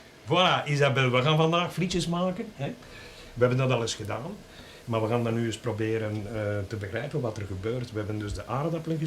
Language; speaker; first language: Dutch; native; Dutch